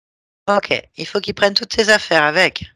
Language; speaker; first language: French; native; French